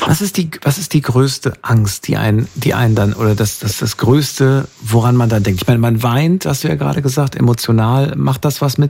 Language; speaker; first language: German; native; German